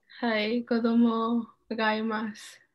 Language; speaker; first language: Japanese; non-native, learner; English